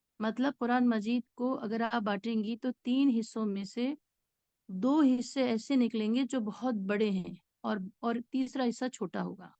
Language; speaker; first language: Urdu; native; Urdu